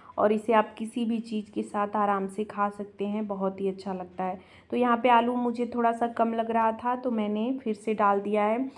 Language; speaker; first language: Hindi; native; Hindi